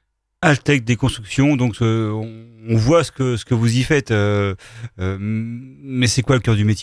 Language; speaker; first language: French; native; French